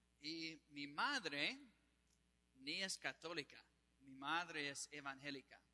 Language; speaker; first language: Spanish; non-native, fluent; English